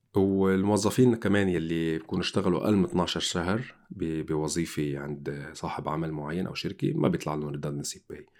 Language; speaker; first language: Arabic; native; Arabic